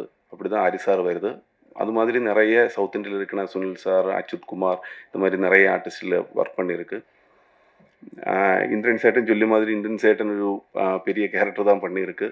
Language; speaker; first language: Tamil; non-native, learner; Malayalam